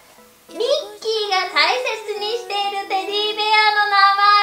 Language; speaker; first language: Japanese; native; Japanese